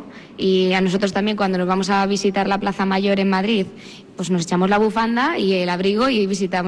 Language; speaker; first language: Spanish; native; Spanish